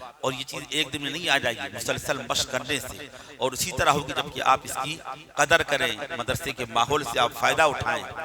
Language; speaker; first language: Urdu; native; Urdu